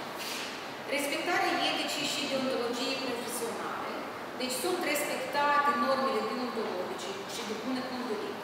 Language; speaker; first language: Romanian; native; Romanian